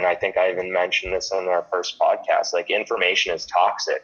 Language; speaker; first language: English; native; English